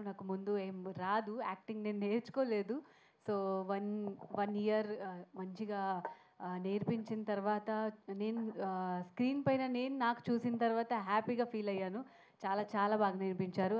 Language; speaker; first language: Telugu; non-native, fluent; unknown